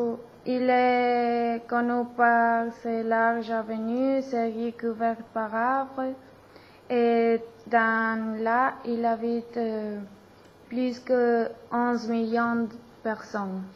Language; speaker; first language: French; non-native, learner; Spanish